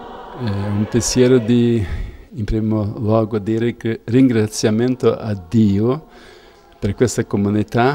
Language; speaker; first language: Italian; non-native, fluent; Ukrainian